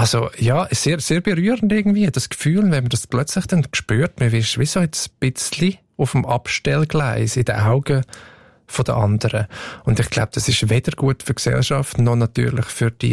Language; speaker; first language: German; native; German